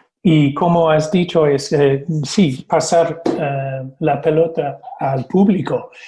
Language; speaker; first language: Spanish; non-native, fluent; English